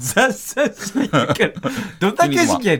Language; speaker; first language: Japanese; native; Japanese